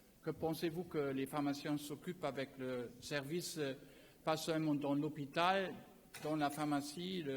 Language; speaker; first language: French; non-native, learner; German